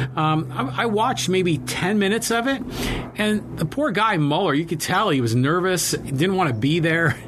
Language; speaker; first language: English; native; English